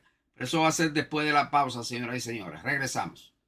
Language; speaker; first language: Spanish; native; Spanish